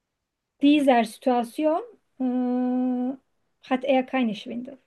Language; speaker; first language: German; non-native, learner; Turkish